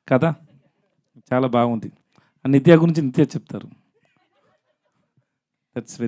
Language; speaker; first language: Telugu; non-native, learner; Tamil